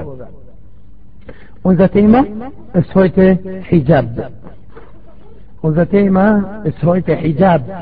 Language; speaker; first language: German; non-native, fluent; Arabic